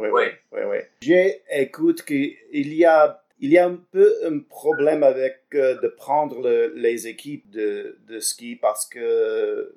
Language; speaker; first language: French; non-native, learner; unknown